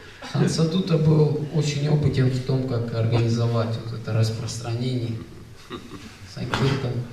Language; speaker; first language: Russian; native; Russian